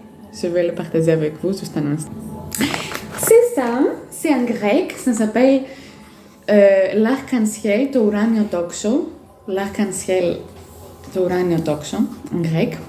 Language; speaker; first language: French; non-native, fluent; Greek